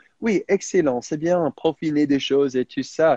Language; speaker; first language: French; non-native, fluent; English